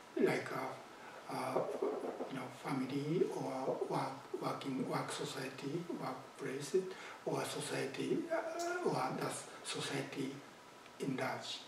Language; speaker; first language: English; non-native, fluent; Japanese